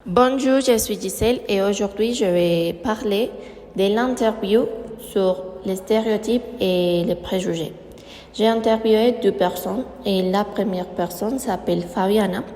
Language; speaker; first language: French; non-native, learner; Spanish